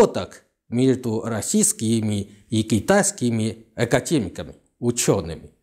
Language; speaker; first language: Russian; non-native, learner; Chinese